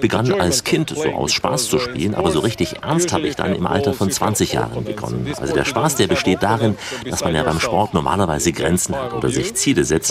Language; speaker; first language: German; native; German